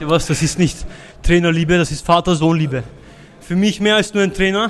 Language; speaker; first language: German; native; German